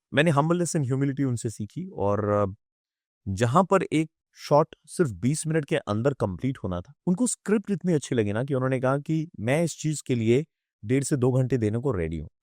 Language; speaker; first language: Hindi; native; Hindi